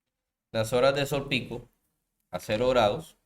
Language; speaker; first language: Spanish; native; Spanish